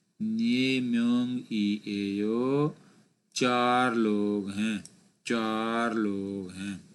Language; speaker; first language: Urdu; non-native, local second language; Punjabi